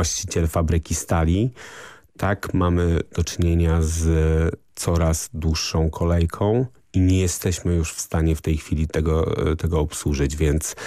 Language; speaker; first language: Polish; native; Polish